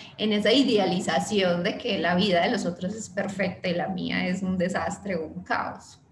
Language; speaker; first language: Spanish; native; Spanish